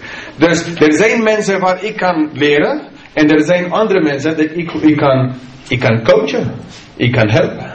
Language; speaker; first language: Dutch; non-native, fluent; English